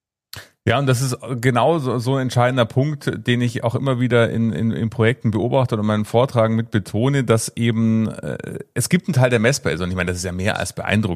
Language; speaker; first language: German; native; German